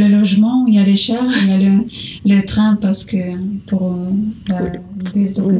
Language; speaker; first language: French; non-native, learner; Portuguese